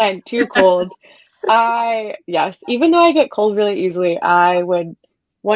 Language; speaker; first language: English; native; English